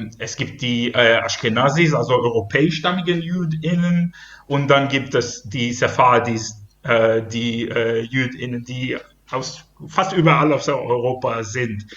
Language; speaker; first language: German; non-native, fluent; Hebrew